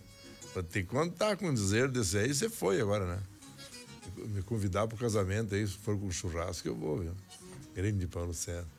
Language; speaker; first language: Portuguese; native; Portuguese